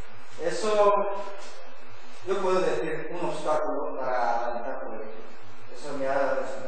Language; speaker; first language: Spanish; non-native, learner; Korean